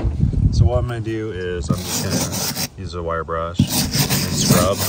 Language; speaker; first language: English; native; English